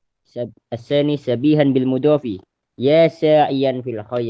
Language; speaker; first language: Arabic; non-native, learner; Indonesian